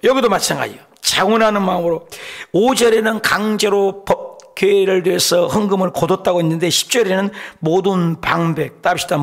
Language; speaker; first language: Korean; native; Korean